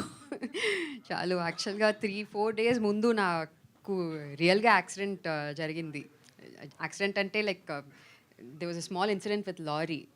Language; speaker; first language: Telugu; non-native, fluent; Tamil